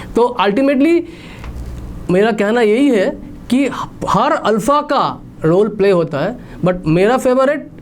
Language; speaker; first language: Hindi; non-native, local second language; Bangla